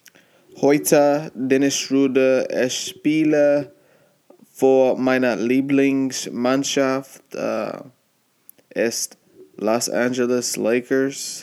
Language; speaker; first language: German; non-native, learner; English